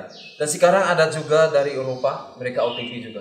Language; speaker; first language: Indonesian; non-native, learner; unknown